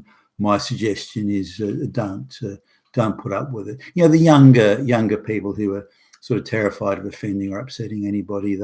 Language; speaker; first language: English; native; English